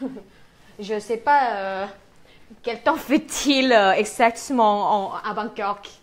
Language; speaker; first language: French; non-native, fluent; Thai